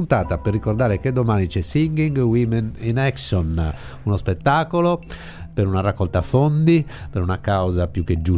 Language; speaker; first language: Italian; native; Italian